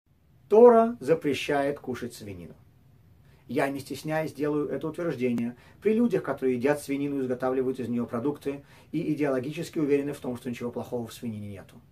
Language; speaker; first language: Russian; native; Russian